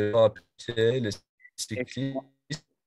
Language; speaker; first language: French; non-native, learner; Spanish